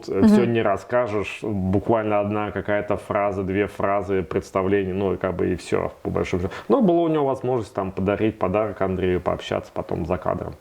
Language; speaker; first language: Russian; native; Russian